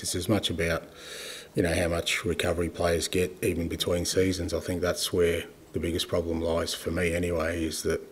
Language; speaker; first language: English; native; English